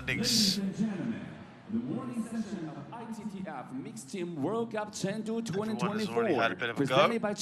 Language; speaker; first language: English; non-native, fluent; Chinese